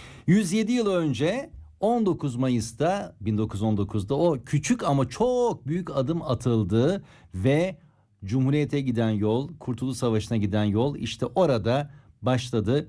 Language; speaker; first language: Turkish; native; Turkish